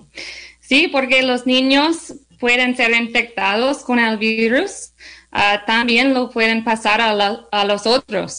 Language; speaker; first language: Spanish; non-native, learner; English